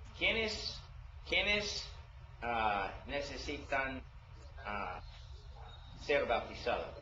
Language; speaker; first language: Spanish; non-native, learner; English